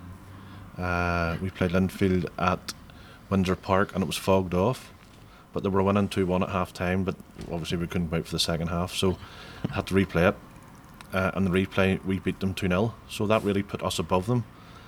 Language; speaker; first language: English; native; English